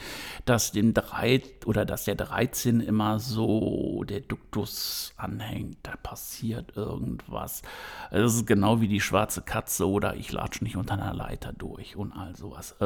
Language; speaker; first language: German; native; German